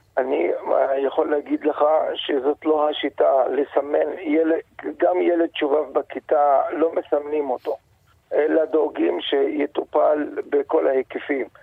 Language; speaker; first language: Hebrew; non-native, local second language; Arabic